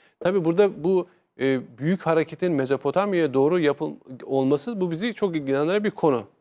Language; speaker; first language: Turkish; native; Turkish